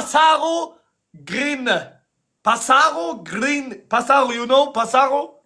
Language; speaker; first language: English; non-native, learner; German